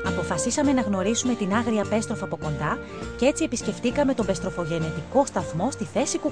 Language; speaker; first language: Greek; native; Greek